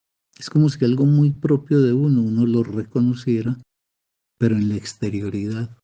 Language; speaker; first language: Spanish; native; Spanish